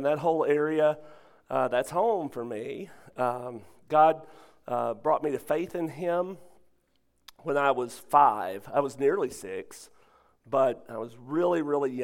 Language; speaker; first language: English; native; English